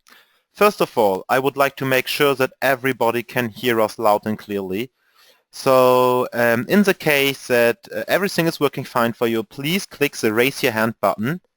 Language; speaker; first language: English; non-native, fluent; German